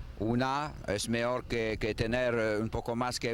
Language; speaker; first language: Spanish; non-native, learner; French